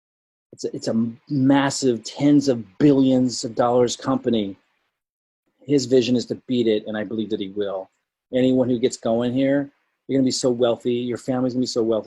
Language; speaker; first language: English; native; English